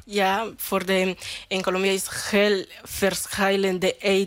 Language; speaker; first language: Dutch; non-native, learner; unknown